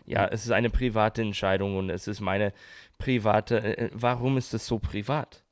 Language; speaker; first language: German; non-native, learner; English